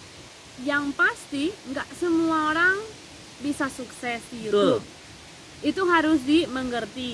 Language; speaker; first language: Indonesian; non-native, fluent; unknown